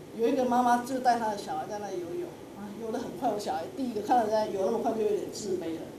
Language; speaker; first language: Chinese; native; Chinese